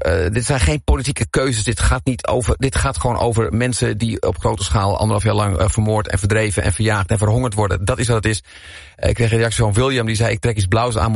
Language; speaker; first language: Dutch; native; Dutch